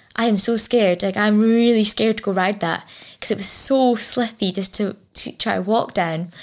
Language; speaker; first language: English; native; English